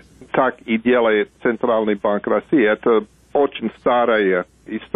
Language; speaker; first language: Russian; non-native, fluent; English